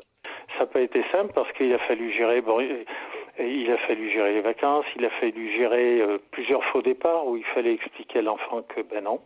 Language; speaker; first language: French; native; French